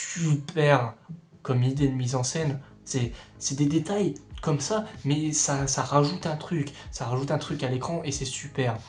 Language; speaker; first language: French; native; French